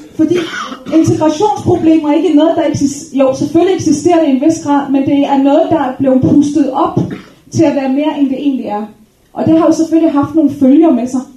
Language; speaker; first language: Danish; early bilingual, other home language; Arabic